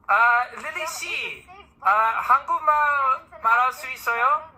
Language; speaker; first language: Korean; non-native, learner; English